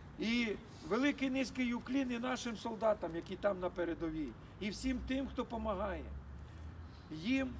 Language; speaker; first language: Ukrainian; native; Ukrainian